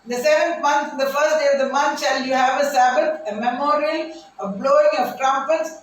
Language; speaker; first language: English; non-native, local second language; Tamil